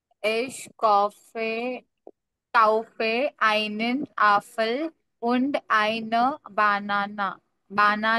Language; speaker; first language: German; non-native, learner; Marathi